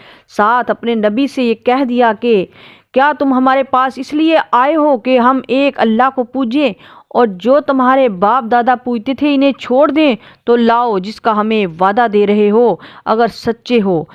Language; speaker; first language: Urdu; native; Urdu